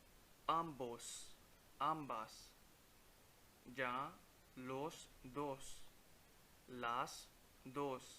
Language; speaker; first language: Spanish; non-native, fluent; Punjabi